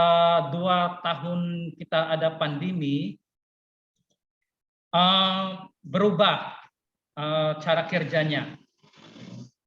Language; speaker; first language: Indonesian; non-native, fluent; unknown